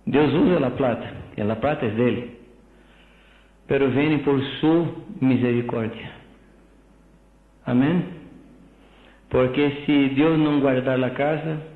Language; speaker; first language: Spanish; non-native, fluent; Portuguese